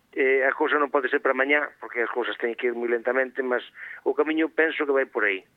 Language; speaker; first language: Galician; native; Galician